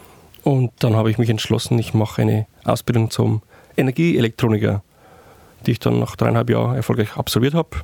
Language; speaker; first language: German; native; German